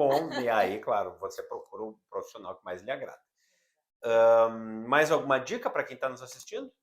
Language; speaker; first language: Portuguese; native; Portuguese